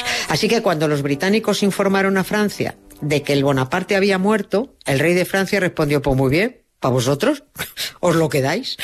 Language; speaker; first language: Spanish; native; Spanish